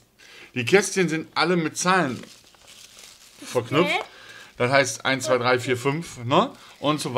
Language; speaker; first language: German; native; German